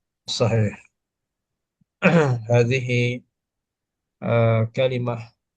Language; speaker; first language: Arabic; non-native, fluent; Malay